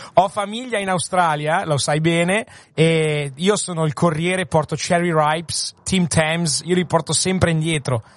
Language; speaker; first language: Italian; native; Italian